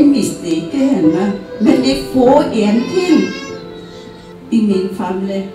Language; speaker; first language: Norwegian; non-native, fluent; Vietnamese